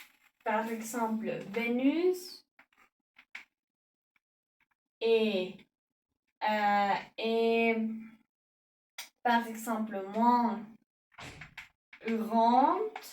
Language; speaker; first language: French; non-native, learner; Spanish